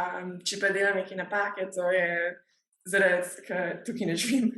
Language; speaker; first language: Slovenian; early bilingual, heritage; Slovenian